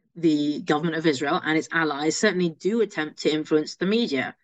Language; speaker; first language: English; native; English